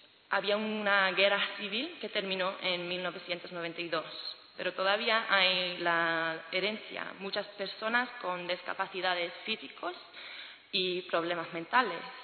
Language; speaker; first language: Spanish; non-native, fluent; English